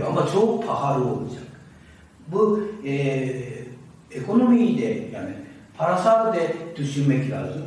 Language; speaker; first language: Turkish; non-native, learner; Japanese